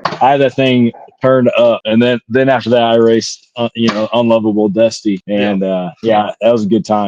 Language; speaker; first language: English; native; English